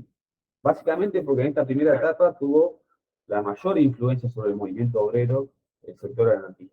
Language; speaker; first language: Spanish; native; Spanish